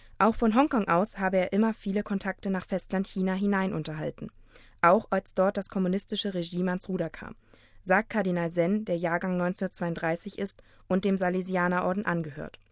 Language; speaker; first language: German; native; German